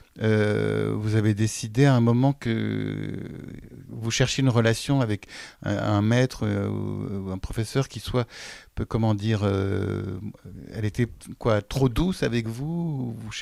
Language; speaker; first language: French; native; French